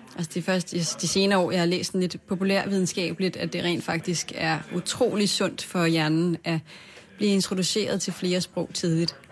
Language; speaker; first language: Danish; native; Danish